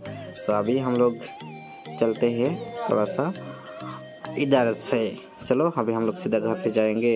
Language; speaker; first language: Hindi; non-native, local second language; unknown